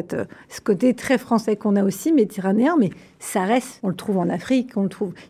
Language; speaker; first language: French; native; French